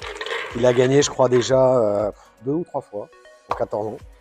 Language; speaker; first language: French; native; French